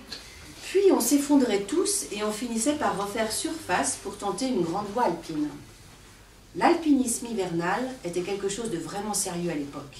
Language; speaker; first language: French; native; French